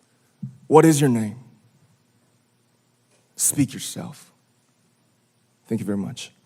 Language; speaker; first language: English; non-native, fluent; Korean